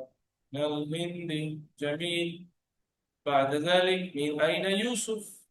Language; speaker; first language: Arabic; non-native, fluent; Bangla